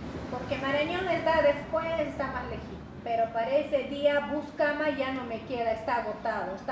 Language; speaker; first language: Spanish; native; Spanish